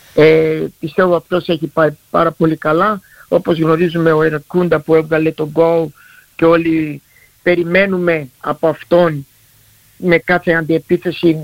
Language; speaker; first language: Greek; early bilingual, heritage; Greek